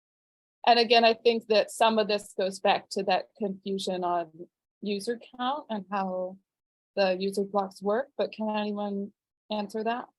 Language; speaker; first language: English; native; English